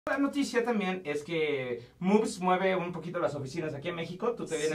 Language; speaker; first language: Spanish; native; Spanish